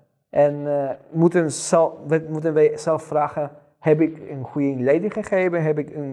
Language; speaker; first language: Dutch; non-native, fluent; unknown